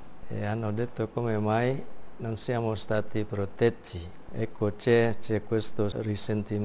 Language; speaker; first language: Italian; non-native, fluent; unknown